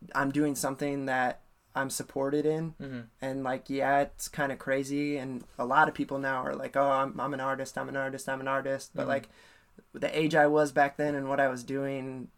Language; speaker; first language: English; native; English